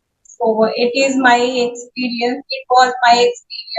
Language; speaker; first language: English; non-native, learner; Hindi